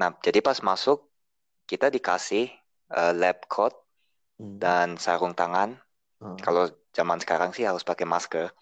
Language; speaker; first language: Indonesian; early bilingual, heritage; Indonesian